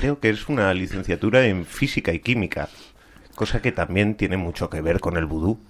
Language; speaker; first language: Spanish; native; Spanish